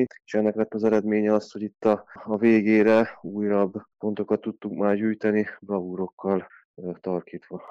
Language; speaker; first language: Hungarian; native; Hungarian